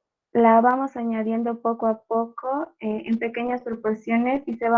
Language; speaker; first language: Spanish; native; Spanish